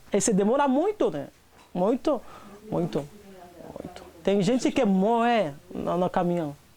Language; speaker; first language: Portuguese; non-native, learner; Haitian Creole